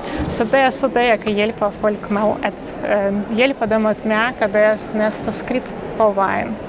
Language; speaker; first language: Danish; non-native, fluent; Russian